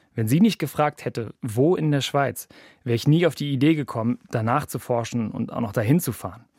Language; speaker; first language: German; native; German